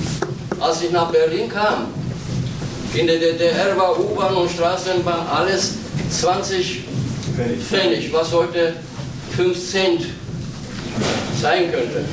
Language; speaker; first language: German; non-native, fluent; Turkish